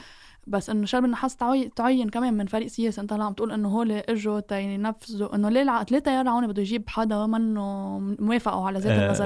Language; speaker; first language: Arabic; native; Arabic